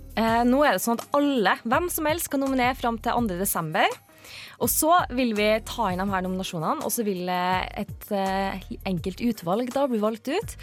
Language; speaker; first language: Norwegian; native; Norwegian